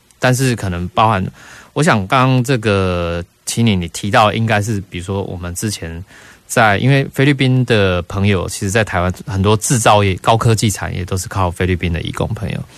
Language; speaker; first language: Chinese; native; Chinese